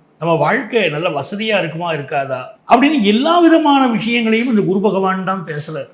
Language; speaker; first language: Tamil; native; Tamil